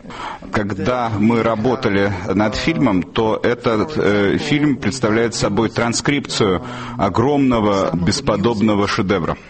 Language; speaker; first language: Russian; native; Russian